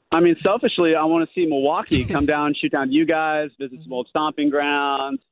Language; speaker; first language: English; native; English